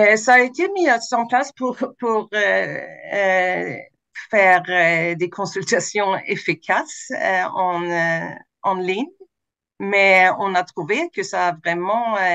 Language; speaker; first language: French; non-native, fluent; Swedish